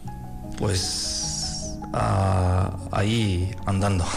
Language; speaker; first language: Spanish; non-native, learner; Arabic